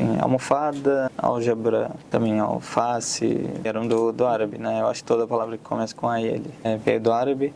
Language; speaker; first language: Portuguese; non-native, fluent; Arabic